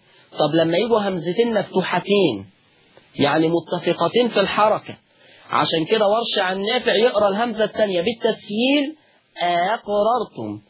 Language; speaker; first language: Arabic; native; Arabic